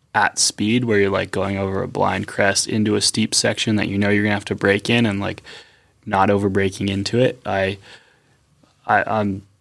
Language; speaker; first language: English; native; English